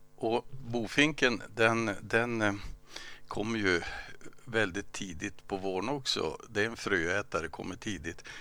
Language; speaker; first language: Swedish; native; Swedish